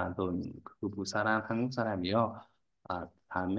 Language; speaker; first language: Korean; non-native, fluent; Vietnamese